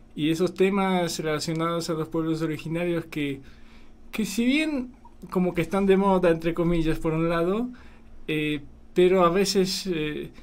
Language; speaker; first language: Spanish; non-native, fluent; Polish